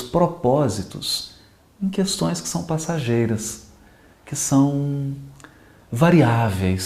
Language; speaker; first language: Portuguese; native; Portuguese